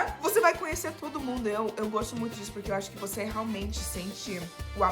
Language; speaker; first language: Portuguese; non-native, fluent; English